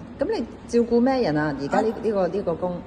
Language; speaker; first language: Cantonese; native; Cantonese